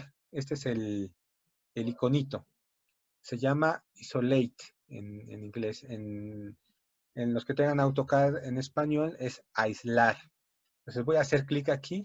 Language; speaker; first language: Spanish; native; Spanish